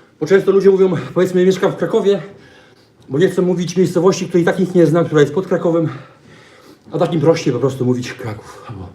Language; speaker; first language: Polish; native; Polish